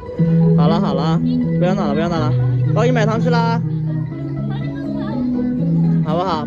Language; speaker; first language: Chinese; native; Chinese